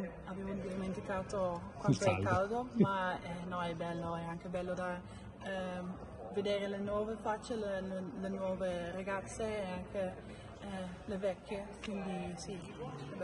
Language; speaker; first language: Italian; non-native, fluent; Dutch